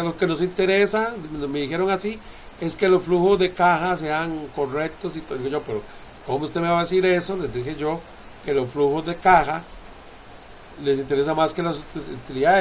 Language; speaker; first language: Spanish; native; Spanish